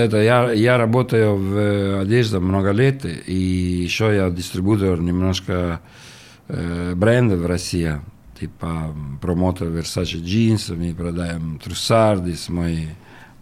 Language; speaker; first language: Russian; non-native, learner; Italian